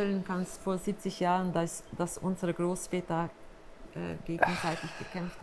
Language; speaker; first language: German; early bilingual, other home language; Albanian